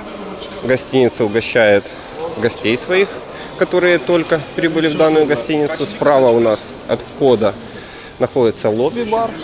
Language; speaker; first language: Russian; native; Russian